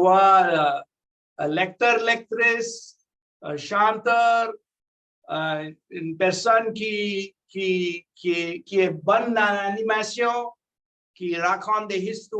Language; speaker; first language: French; non-native, local second language; English